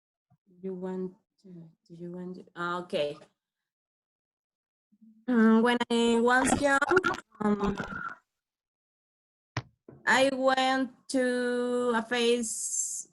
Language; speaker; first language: English; non-native, learner; Spanish